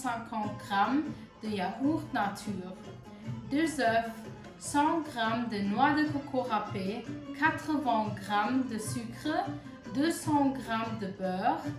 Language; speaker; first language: French; non-native, learner; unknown